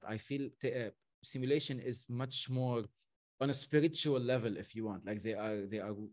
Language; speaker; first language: English; non-native, fluent; Arabic